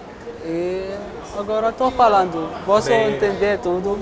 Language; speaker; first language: Portuguese; non-native, local second language; Arabic